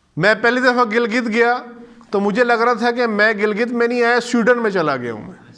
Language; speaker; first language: Urdu; non-native, local second language; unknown